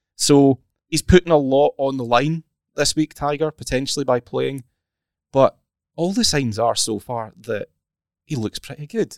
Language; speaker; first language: English; native; English